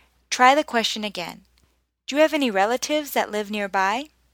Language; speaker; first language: English; native; English